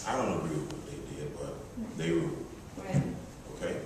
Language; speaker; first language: English; native; English